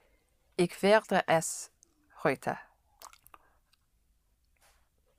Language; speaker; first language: German; non-native, learner; English